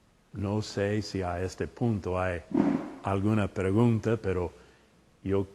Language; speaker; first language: Spanish; non-native, fluent; English